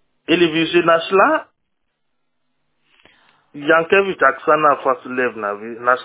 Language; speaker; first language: Russian; non-native, learner; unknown